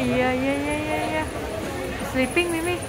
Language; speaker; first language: English; non-native, learner; Indonesian